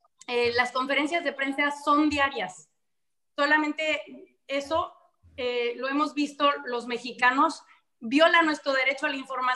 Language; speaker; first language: Spanish; native; Spanish